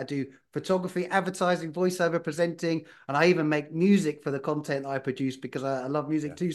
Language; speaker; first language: English; native; English